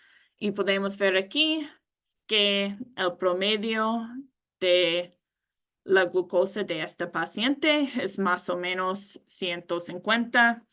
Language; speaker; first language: Spanish; non-native, learner; English